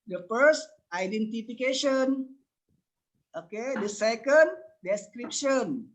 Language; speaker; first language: English; non-native, learner; Indonesian